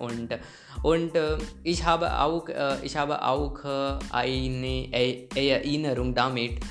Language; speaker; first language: German; non-native, learner; Hindi